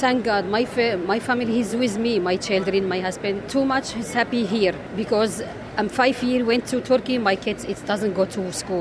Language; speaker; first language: English; non-native, learner; Arabic